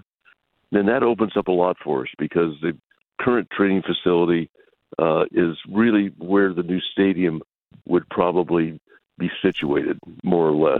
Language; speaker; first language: English; native; English